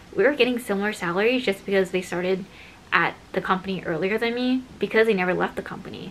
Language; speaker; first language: English; native; English